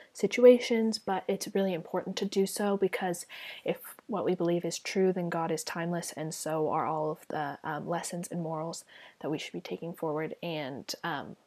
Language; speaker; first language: English; native; English